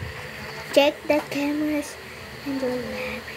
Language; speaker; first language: English; non-native, local second language; Filipino